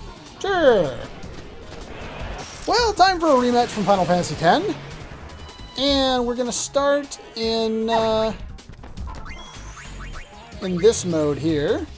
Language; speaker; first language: English; native; English